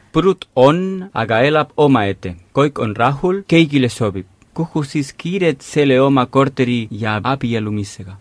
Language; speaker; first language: Estonian; non-native, fluent; Spanish